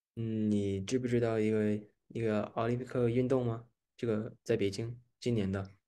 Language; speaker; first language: Chinese; early bilingual, heritage; English